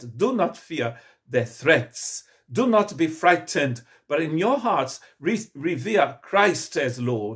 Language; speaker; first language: English; non-native, fluent; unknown